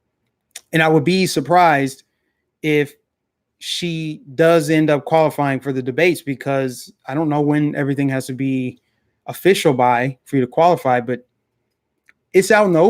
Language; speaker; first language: English; native; English